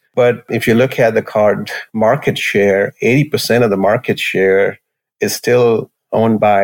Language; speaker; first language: English; non-native, local second language; Hindi